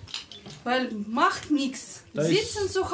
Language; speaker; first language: German; non-native, learner; Russian